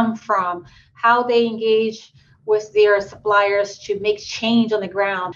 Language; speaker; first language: English; non-native, fluent; Portuguese